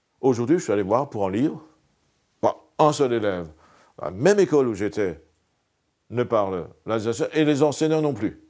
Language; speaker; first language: French; non-native, local second language; Swiss German